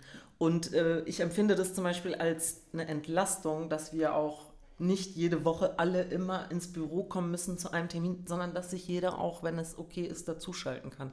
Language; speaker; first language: German; native; German